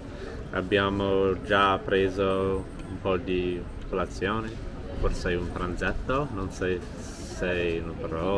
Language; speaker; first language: Italian; non-native, fluent; English